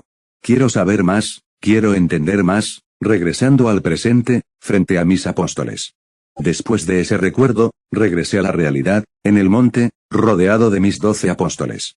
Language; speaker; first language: Spanish; native; Spanish